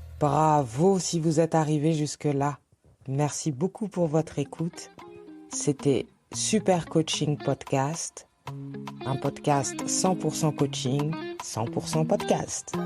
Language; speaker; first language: French; native; French